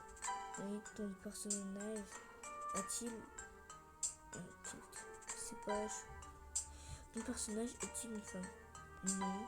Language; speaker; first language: French; early bilingual, other home language; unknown